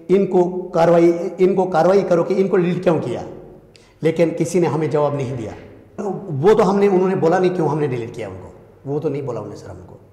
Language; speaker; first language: Hindi; native; Hindi